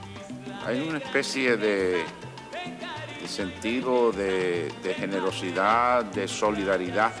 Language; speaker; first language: Spanish; native; Spanish